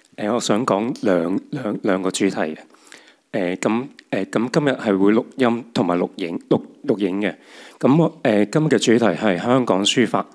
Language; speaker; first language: Cantonese; native; Cantonese